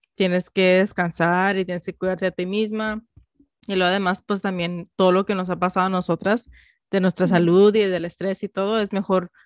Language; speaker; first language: Spanish; early bilingual, heritage; Spanish